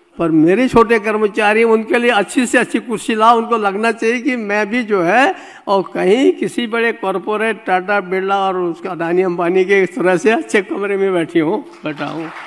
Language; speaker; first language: Hindi; native; Hindi